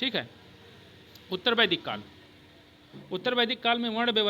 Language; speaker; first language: Hindi; native; Hindi